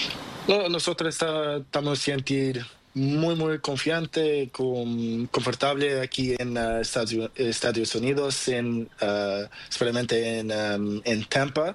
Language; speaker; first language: Spanish; non-native, learner; Portuguese